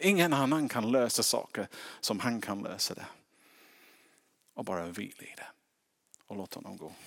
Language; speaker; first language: Swedish; non-native, fluent; English